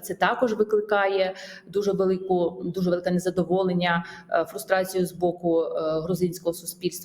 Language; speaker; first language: Ukrainian; non-native, fluent; Georgian